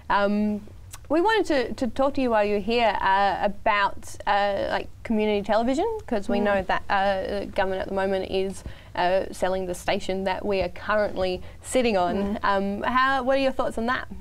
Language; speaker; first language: English; native; English